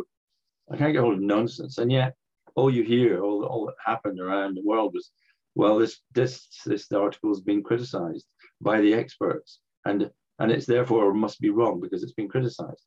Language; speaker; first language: English; native; English